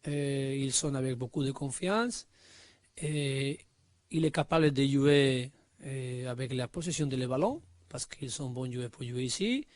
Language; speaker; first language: French; non-native, learner; Spanish